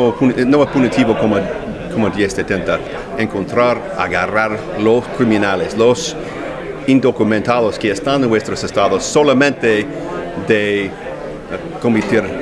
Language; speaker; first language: Spanish; non-native, learner; English